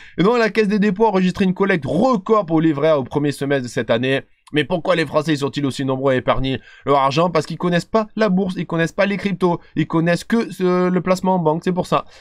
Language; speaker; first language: French; native; French